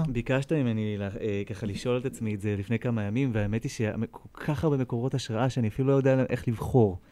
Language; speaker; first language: Hebrew; native; Hebrew